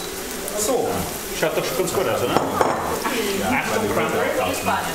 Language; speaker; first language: German; native; German